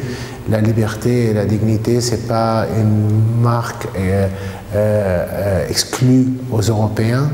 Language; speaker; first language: French; non-native, fluent; Arabic